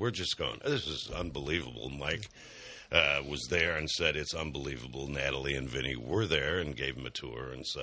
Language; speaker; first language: English; native; English